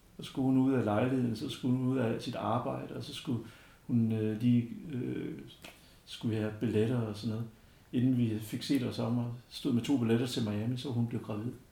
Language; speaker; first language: Danish; early bilingual, other home language; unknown